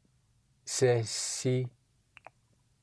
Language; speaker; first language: French; non-native, learner; English